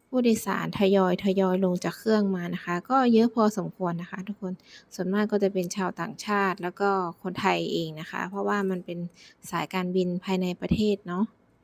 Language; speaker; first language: Thai; native; Thai